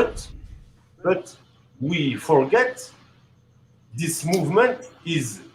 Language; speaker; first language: English; non-native, learner; French